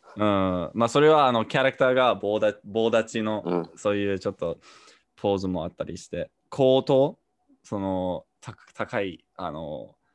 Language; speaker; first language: Japanese; non-native, fluent; English